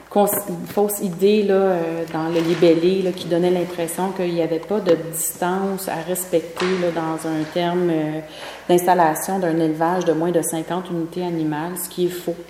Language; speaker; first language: French; native; French